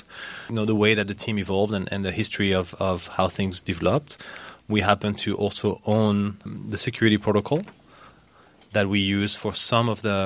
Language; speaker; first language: English; non-native, fluent; French